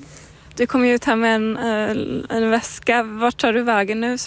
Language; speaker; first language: Swedish; native; Swedish